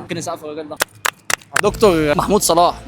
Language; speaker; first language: Arabic; native; Arabic